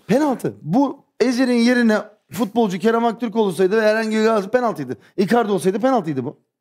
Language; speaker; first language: Turkish; early bilingual, heritage; Turkish